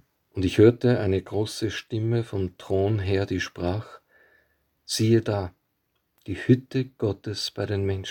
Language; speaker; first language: German; native; German